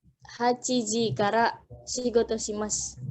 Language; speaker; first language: Japanese; non-native, learner; Indonesian